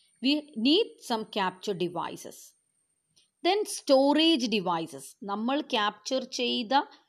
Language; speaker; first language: English; non-native, local second language; Malayalam